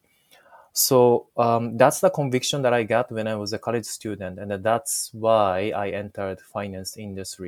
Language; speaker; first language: English; non-native, fluent; Japanese